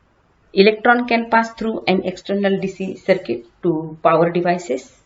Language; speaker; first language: English; non-native, local second language; Marathi